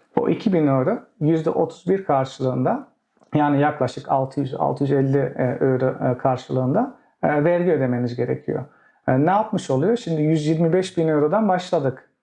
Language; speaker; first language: Turkish; early bilingual, heritage; Turkish